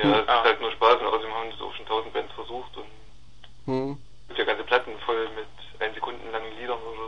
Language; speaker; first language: German; native; German